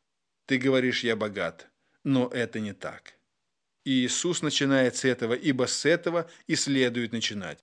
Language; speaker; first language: Russian; native; Russian